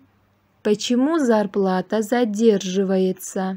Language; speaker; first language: Russian; non-native, local second language; Uzbek